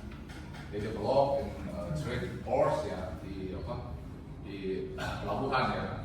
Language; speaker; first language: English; non-native, fluent; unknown